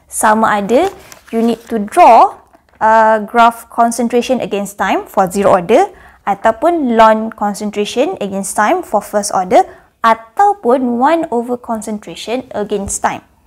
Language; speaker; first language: English; non-native, local second language; Malay